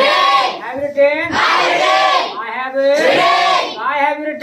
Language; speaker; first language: English; non-native, local second language; Hindi